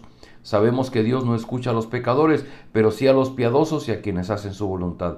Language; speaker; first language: Spanish; native; Spanish